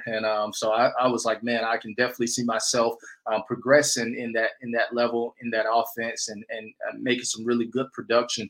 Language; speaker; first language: English; native; English